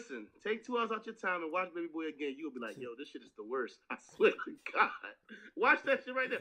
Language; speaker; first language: English; native; English